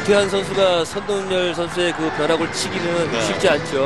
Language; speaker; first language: Korean; native; Korean